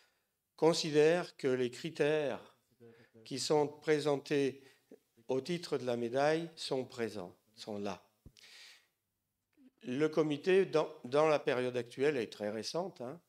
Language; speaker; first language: French; native; French